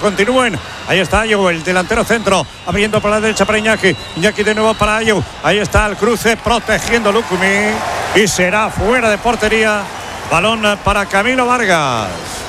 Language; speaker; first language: Spanish; native; Spanish